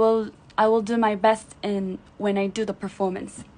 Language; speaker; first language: English; non-native, fluent; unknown